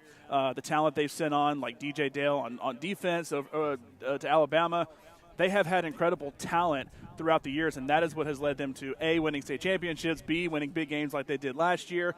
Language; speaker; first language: English; native; English